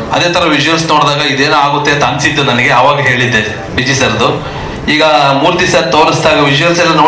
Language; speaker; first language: Kannada; native; Kannada